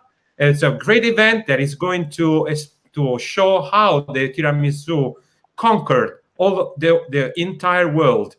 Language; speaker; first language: English; non-native, learner; Italian